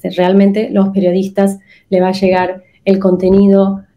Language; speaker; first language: Spanish; native; Spanish